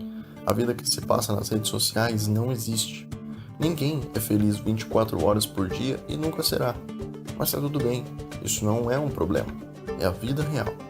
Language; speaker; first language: Portuguese; native; Portuguese